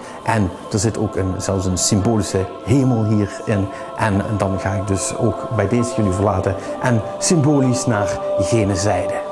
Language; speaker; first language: Dutch; native; Dutch